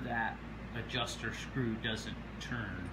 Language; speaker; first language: English; native; English